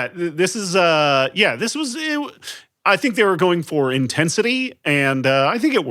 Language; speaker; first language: English; native; English